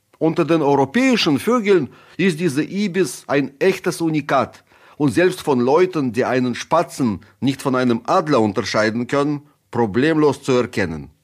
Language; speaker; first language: German; non-native, fluent; Russian